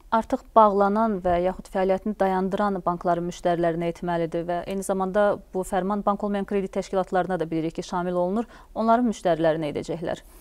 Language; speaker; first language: Azerbaijani; native; Azerbaijani